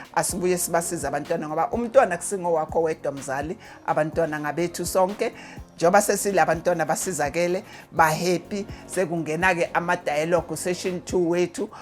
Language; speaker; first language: Zulu; native; Zulu